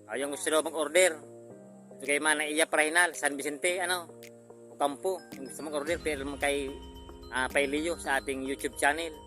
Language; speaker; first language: Filipino; non-native, local second language; Bikol